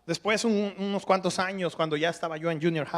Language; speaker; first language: Spanish; early bilingual, heritage; Spanish